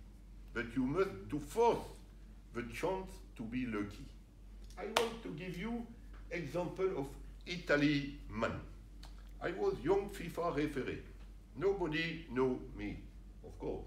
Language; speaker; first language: English; non-native, learner; French